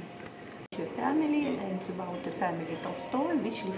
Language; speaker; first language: English; non-native, learner; Russian